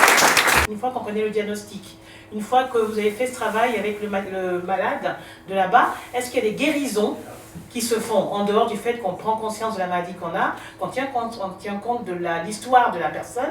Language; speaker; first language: French; native; French